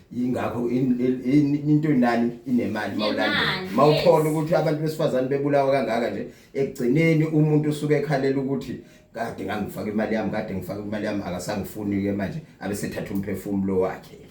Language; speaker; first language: Zulu; non-native, local second language; Xhosa